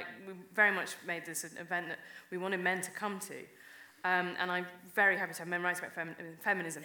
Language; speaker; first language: English; native; English